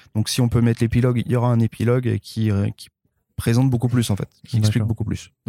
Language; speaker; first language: French; native; French